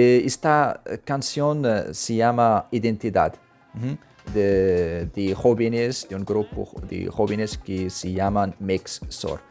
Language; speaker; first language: Spanish; non-native, fluent; Arabic